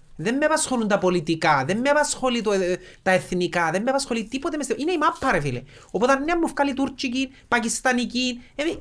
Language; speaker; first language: Greek; native; Greek